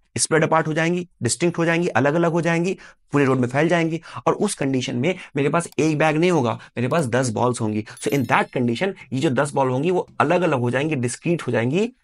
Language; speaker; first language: Hindi; native; Hindi